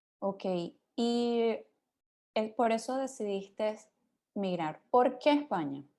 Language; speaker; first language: Spanish; native; Spanish